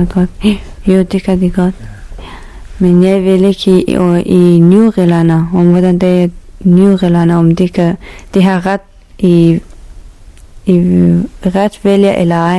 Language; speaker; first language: Danish; non-native, learner; Persian